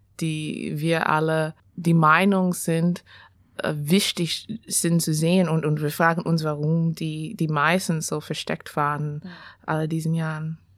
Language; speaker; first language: German; non-native, fluent; English